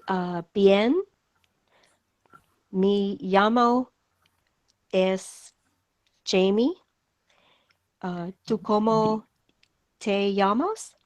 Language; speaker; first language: Spanish; non-native, learner; English